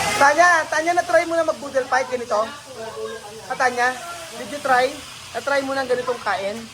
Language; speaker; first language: Filipino; native; Filipino